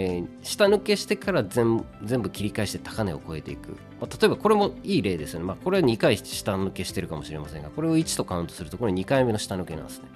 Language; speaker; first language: Japanese; native; Japanese